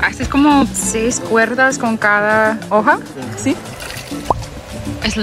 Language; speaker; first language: Spanish; non-native, learner; English